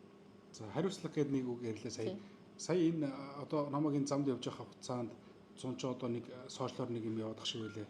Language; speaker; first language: Mongolian; native; Mongolian